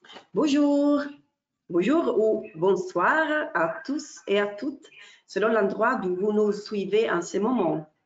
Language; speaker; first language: French; non-native, fluent; Italian